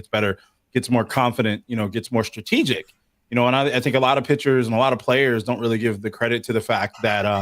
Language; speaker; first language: English; native; English